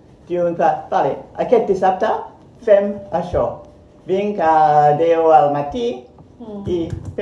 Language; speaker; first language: Catalan; non-native, fluent; Spanish